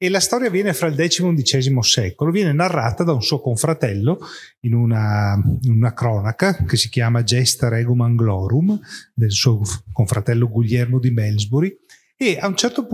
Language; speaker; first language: Italian; native; Italian